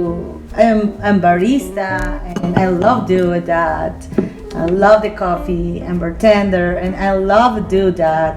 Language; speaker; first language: English; non-native, learner; Spanish